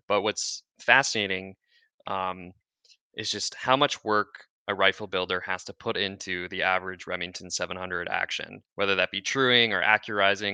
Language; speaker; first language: English; native; English